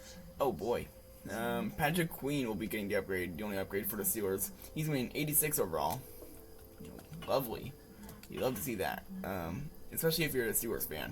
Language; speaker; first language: English; native; English